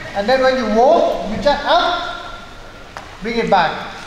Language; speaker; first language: English; non-native, learner; Thai